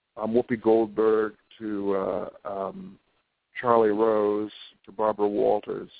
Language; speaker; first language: English; native; English